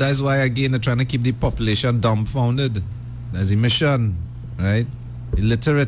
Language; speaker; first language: English; native; English